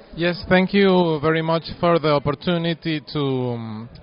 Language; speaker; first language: English; non-native, fluent; Spanish